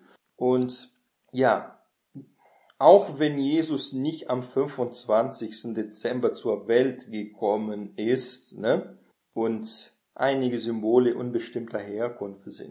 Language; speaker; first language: German; non-native, fluent; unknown